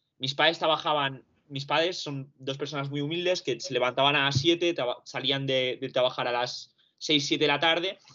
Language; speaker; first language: Spanish; early bilingual, other home language; Romanian